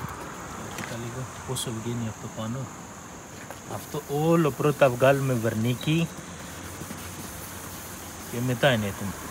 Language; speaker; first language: Greek; non-native, learner; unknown